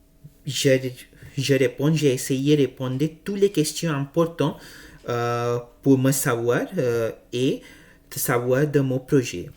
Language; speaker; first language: French; non-native, learner; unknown